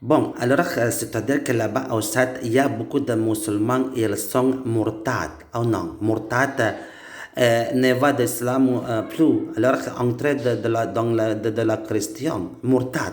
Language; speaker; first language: French; non-native, learner; Indonesian